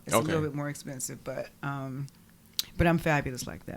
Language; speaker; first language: English; native; English